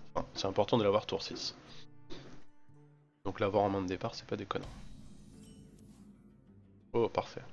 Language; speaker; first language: French; native; French